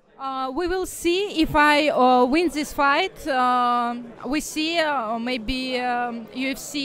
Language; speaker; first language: English; non-native, learner; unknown